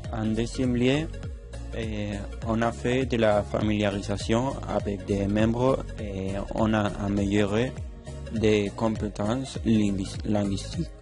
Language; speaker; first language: French; non-native, learner; Spanish